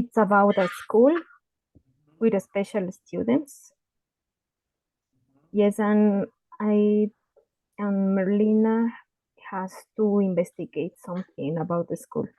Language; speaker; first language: English; non-native, learner; Spanish